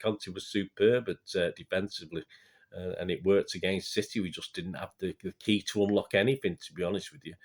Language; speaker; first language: English; native; English